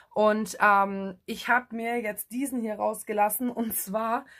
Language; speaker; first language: German; native; German